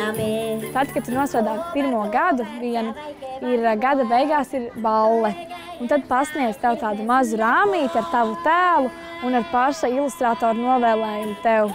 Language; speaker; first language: Latvian; native; Latvian